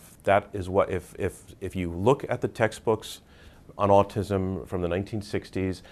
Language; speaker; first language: English; native; English